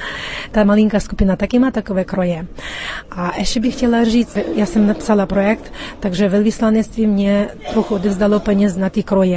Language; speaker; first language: Czech; early bilingual, heritage; Czech